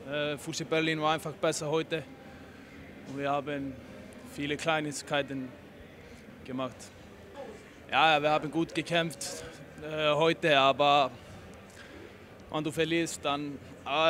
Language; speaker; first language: German; non-native, fluent; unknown